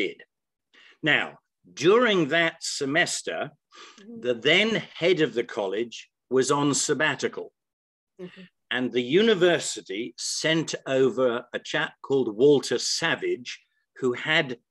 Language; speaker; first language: English; native; English